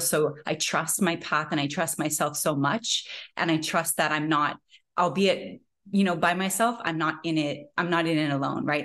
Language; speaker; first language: English; native; English